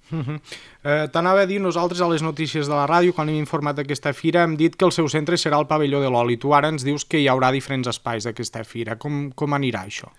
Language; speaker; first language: Catalan; native; Catalan